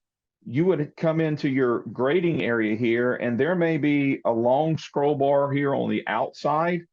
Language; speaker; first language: English; native; English